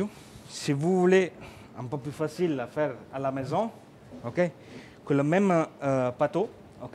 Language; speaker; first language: French; non-native, learner; Italian